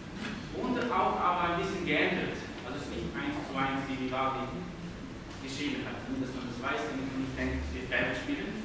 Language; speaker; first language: German; non-native, fluent; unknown